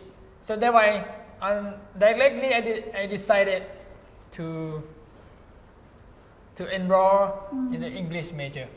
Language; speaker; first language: English; non-native, fluent; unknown